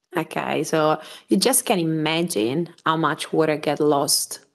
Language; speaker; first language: English; non-native, fluent; Italian